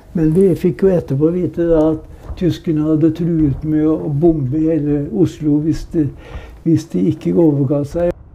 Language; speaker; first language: Norwegian; native; Norwegian